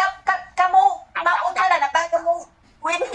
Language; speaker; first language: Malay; non-native, learner; Vietnamese